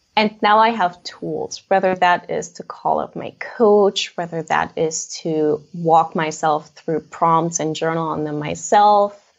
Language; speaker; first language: English; non-native, fluent; German